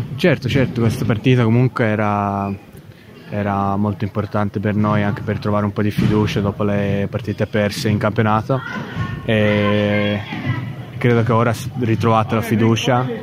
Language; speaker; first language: Italian; non-native, fluent; Estonian